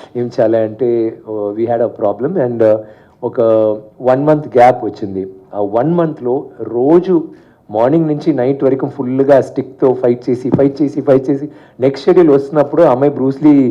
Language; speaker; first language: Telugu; non-native, learner; Tamil